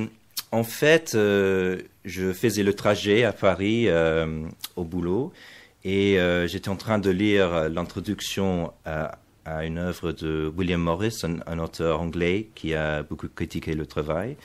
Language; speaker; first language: French; non-native, fluent; English